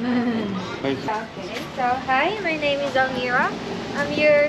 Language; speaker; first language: English; non-native, local second language; Cebuano